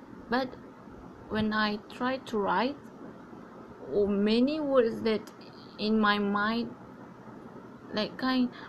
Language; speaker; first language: English; non-native, learner; Malay